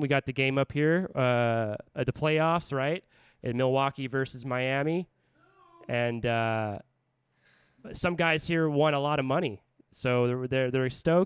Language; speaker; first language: English; native; English